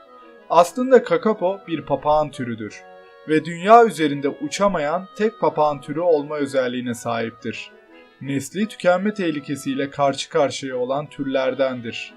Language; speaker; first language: Turkish; native; Turkish